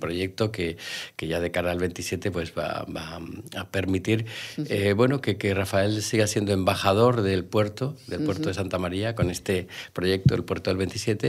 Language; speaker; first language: Spanish; native; Spanish